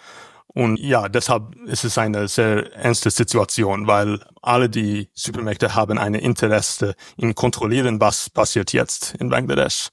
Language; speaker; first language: German; non-native, learner; English